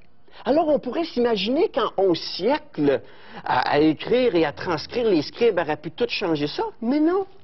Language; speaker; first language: French; native; French